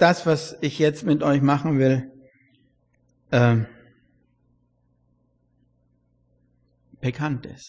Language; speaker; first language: German; native; German